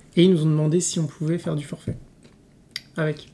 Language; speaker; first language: French; native; French